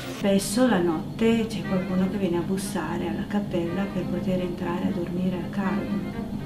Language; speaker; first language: Italian; native; Italian